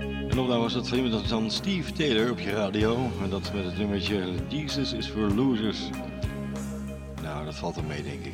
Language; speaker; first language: Dutch; native; Dutch